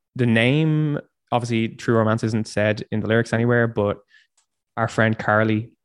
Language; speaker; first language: English; native; English